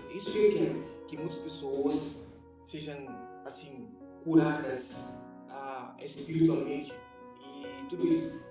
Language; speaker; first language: Portuguese; non-native, fluent; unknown